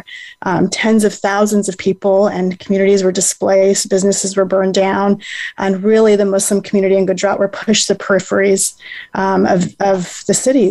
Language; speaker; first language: English; native; English